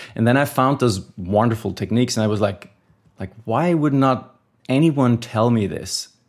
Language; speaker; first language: English; non-native, fluent; German